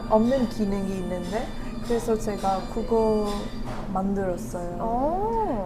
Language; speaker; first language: Korean; non-native, fluent; Hindi